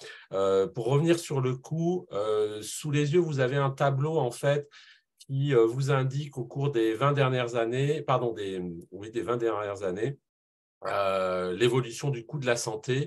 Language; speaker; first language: French; native; French